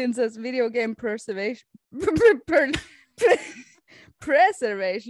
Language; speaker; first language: English; non-native, fluent; Norwegian